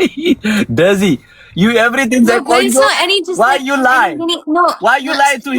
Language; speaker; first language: English; non-native, learner; Amharic